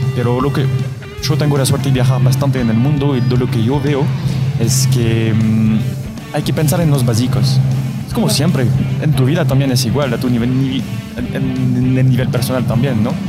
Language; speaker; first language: Spanish; non-native, fluent; French